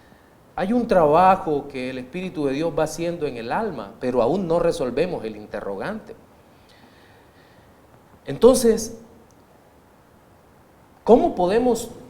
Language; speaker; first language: Spanish; native; Spanish